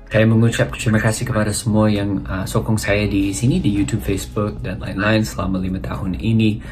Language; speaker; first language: Malay; non-native, fluent; English